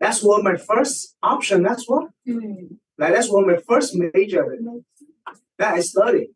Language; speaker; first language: English; non-native, fluent; Vietnamese